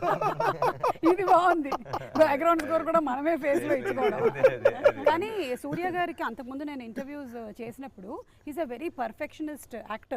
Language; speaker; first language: Telugu; native; Telugu